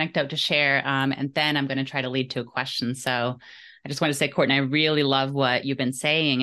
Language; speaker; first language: English; early bilingual, other home language; German